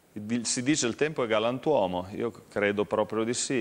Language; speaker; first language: Italian; native; Italian